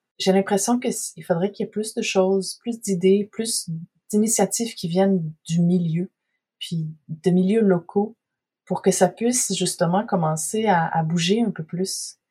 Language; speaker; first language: French; native; French